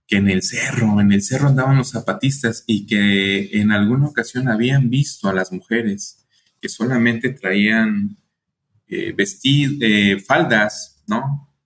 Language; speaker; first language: Spanish; native; Spanish